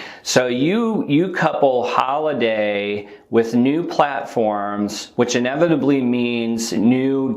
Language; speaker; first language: English; native; English